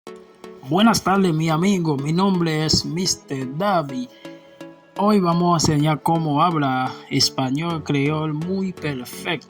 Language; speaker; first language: Spanish; non-native, learner; Haitian Creole